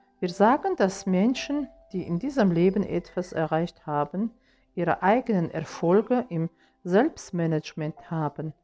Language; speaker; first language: German; non-native, fluent; Russian